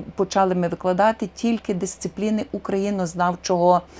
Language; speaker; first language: Ukrainian; native; Ukrainian